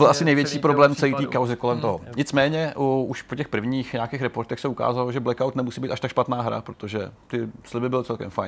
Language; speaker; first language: Czech; native; Czech